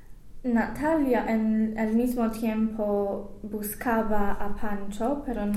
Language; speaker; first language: Spanish; non-native, learner; English